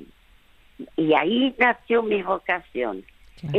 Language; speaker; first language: Spanish; early bilingual, other home language; French